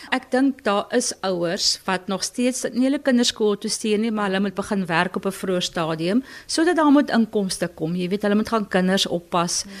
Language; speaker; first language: Afrikaans; native; Afrikaans